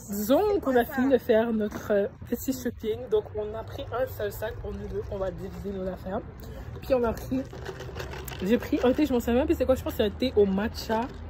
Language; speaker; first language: French; native; French